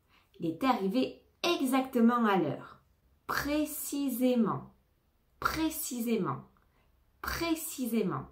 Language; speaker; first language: French; native; French